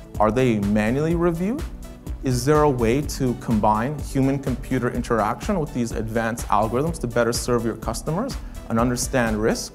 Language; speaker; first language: English; native; English